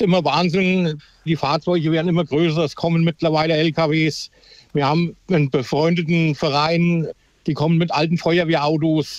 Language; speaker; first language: German; native; German